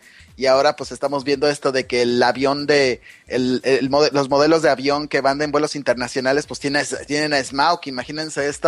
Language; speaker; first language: Spanish; native; Spanish